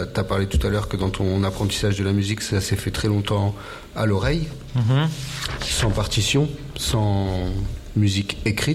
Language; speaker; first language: French; native; French